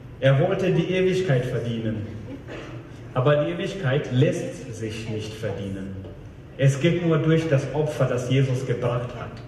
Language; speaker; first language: German; non-native, fluent; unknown